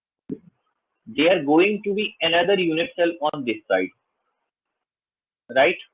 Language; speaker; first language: English; non-native, local second language; Hindi